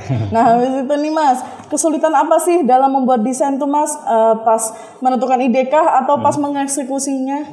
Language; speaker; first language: Indonesian; native; Indonesian